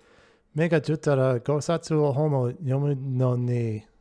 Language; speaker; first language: Japanese; non-native, learner; English